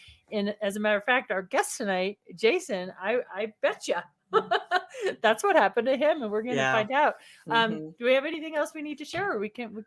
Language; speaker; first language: English; native; English